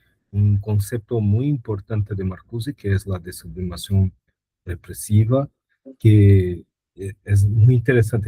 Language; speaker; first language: Spanish; non-native, fluent; Portuguese